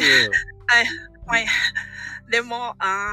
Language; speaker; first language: Japanese; non-native, learner; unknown